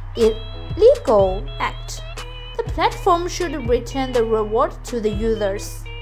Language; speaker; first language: English; non-native, fluent; Chinese